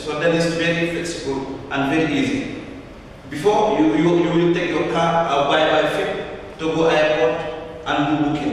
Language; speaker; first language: English; non-native, learner; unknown